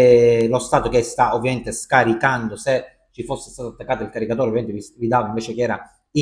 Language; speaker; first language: Italian; native; Italian